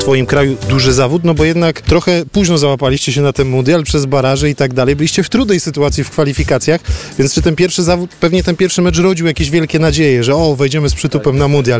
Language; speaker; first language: Polish; native; Polish